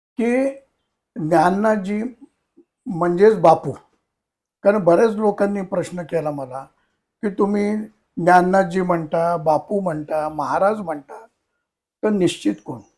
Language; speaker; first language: Marathi; native; Marathi